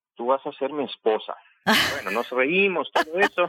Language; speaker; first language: Spanish; non-native, fluent; Armenian